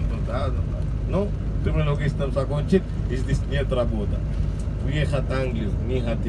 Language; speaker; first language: Russian; non-native, learner; Sinhala